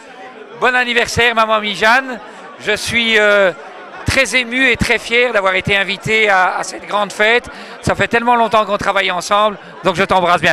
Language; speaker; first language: French; native; French